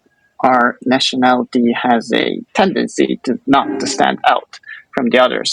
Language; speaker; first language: English; non-native, fluent; Japanese